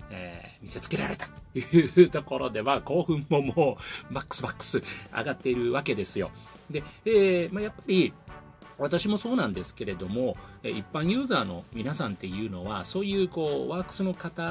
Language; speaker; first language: Japanese; native; Japanese